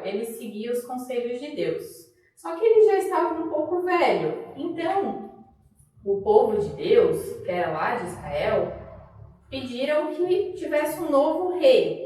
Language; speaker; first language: Portuguese; native; Portuguese